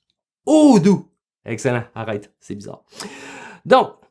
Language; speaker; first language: French; native; French